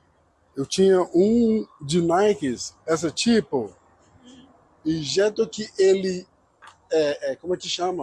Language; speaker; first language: Portuguese; non-native, learner; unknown